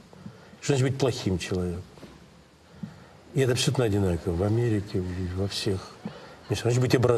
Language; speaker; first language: Russian; native; Russian